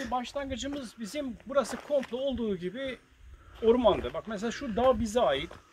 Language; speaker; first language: Turkish; non-native, local second language; Kurdish